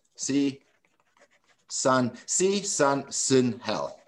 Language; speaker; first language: English; non-native, local second language; Afrikaans